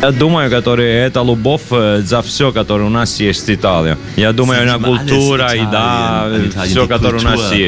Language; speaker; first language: Russian; non-native, learner; Italian